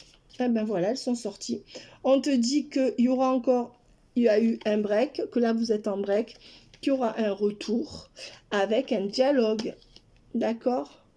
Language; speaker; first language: French; native; French